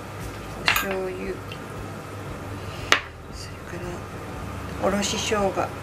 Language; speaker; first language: Japanese; native; Japanese